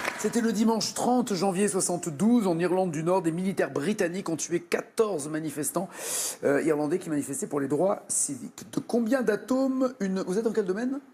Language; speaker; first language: French; native; French